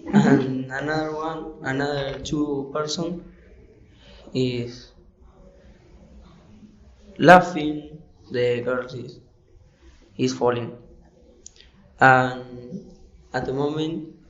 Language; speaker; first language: English; non-native, learner; Spanish